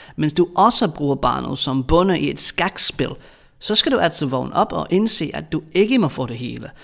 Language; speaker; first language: Danish; non-native, fluent; English